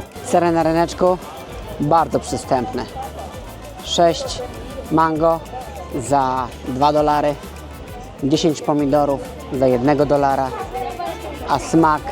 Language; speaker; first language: Polish; native; Polish